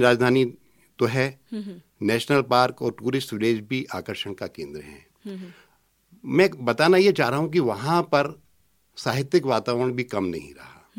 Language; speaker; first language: Hindi; native; Hindi